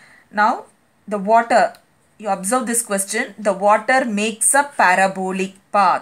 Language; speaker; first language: English; non-native, local second language; Tamil